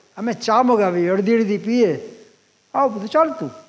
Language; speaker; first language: Gujarati; native; Gujarati